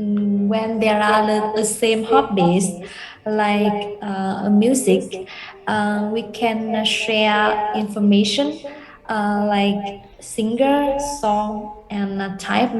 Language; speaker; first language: English; non-native, learner; Vietnamese